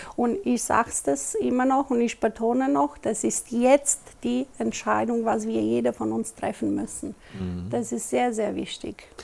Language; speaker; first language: German; non-native, local second language; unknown